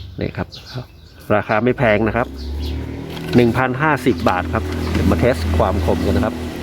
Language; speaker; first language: Thai; native; Thai